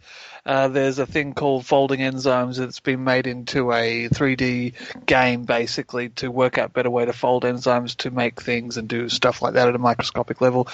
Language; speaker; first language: English; native; English